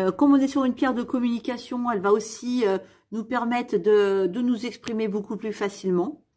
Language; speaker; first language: French; native; French